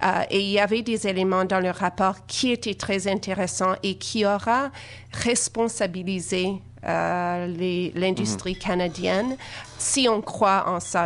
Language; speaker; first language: French; native; French